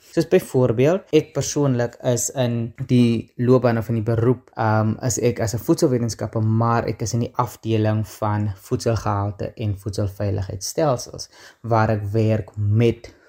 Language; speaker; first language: Afrikaans; native; Afrikaans